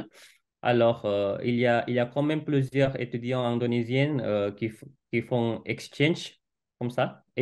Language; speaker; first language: French; non-native, fluent; Indonesian